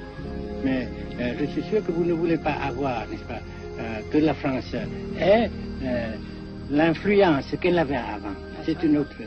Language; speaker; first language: French; non-native, local second language; Vietnamese